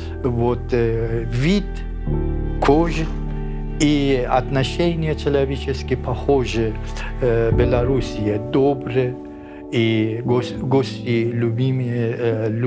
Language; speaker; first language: Russian; non-native, learner; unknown